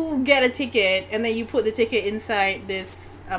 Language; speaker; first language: English; non-native, local second language; Malay